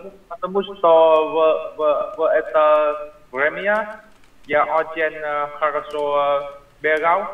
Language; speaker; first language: Russian; non-native, learner; Vietnamese